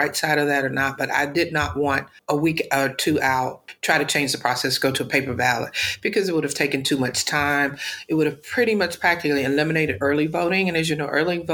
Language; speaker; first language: English; native; English